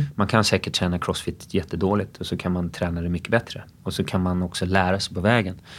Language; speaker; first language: Swedish; early bilingual, other home language; English